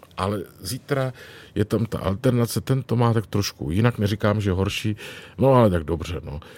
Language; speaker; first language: Czech; native; Czech